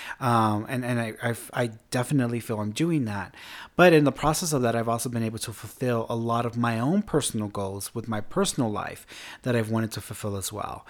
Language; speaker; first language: English; early bilingual, other home language; Spanish